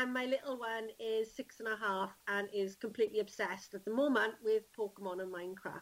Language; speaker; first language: English; native; English